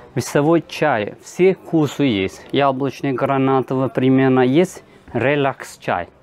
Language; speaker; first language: Russian; non-native, learner; Turkish